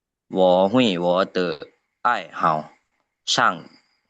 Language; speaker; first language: Chinese; non-native, learner; Lao